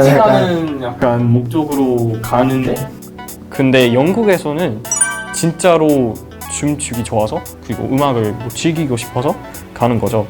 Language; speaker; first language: Korean; non-native, fluent; English